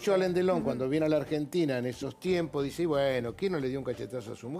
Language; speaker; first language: Spanish; native; Spanish